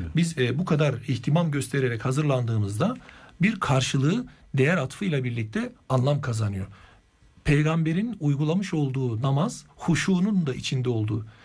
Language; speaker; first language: Turkish; native; Turkish